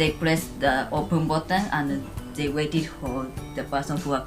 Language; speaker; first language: English; non-native, fluent; Japanese